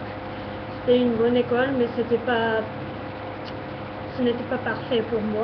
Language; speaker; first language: French; non-native, fluent; English